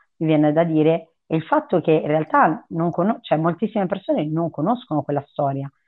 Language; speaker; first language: Italian; early bilingual, other home language; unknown